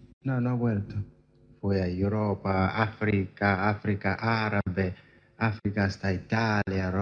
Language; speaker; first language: Spanish; non-native, learner; Xhosa